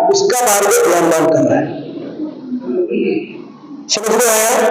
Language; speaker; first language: Hindi; non-native, local second language; Telugu